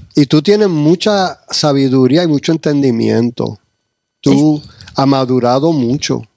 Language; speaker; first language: Spanish; early bilingual, heritage; Spanish